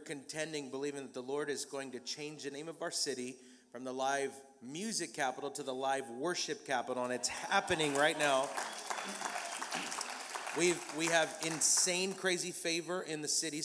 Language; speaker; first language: English; native; English